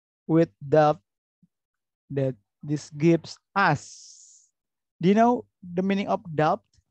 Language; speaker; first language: English; non-native, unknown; Indonesian